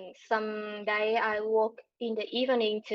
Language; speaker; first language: English; non-native, learner; Vietnamese